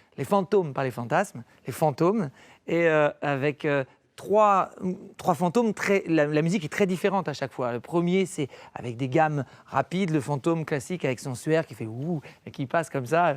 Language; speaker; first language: French; native; French